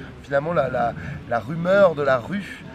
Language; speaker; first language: French; native; French